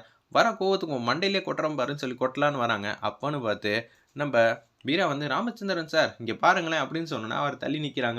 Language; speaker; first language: Tamil; native; Tamil